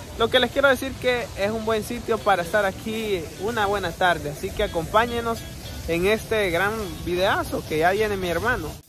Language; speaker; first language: Spanish; native; Spanish